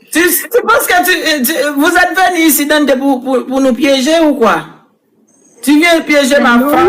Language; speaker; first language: French; non-native, local second language; Haitian Creole